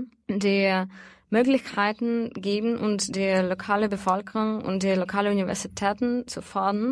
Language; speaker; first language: German; non-native, fluent; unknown